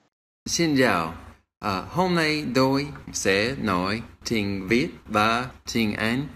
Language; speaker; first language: Vietnamese; non-native, learner; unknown